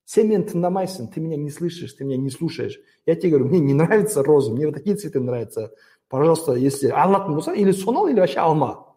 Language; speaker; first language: Russian; non-native, local second language; Kazakh